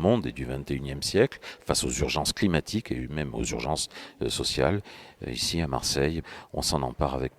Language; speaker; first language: French; native; French